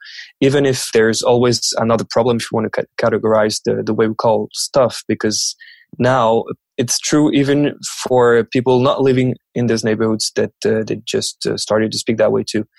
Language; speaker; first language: English; non-native, fluent; French